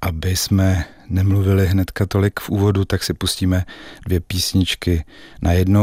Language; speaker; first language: Czech; native; Czech